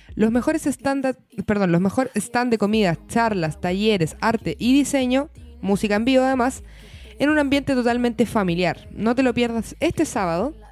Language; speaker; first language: Spanish; native; Spanish